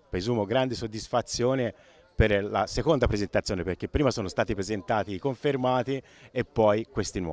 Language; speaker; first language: Italian; native; Italian